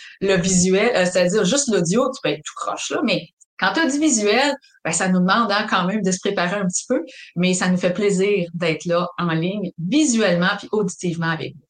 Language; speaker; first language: French; native; French